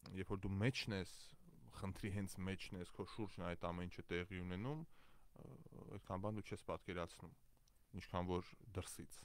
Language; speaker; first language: Armenian; native; Armenian